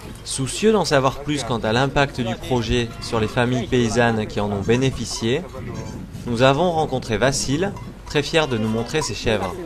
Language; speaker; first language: French; native; French